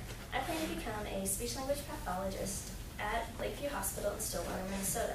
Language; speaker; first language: English; native; English